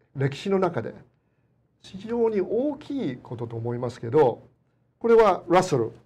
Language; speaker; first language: Japanese; native; Japanese